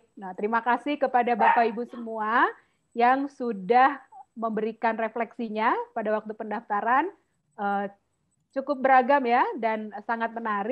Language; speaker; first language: Indonesian; native; Indonesian